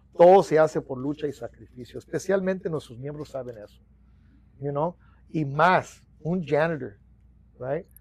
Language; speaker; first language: Spanish; early bilingual, heritage; Spanish